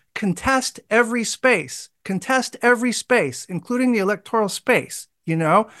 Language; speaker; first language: English; native; English